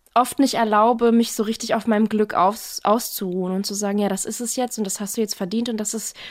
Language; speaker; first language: German; native; German